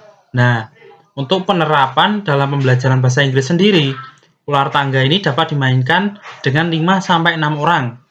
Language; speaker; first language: Indonesian; native; Indonesian